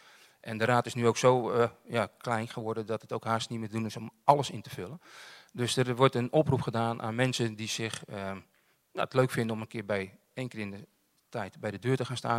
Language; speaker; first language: Dutch; native; Dutch